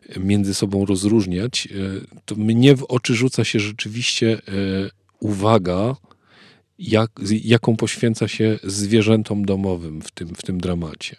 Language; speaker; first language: Polish; native; Polish